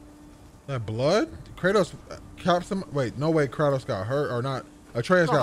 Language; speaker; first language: English; native; English